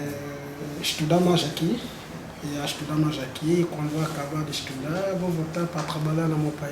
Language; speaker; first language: Portuguese; non-native, learner; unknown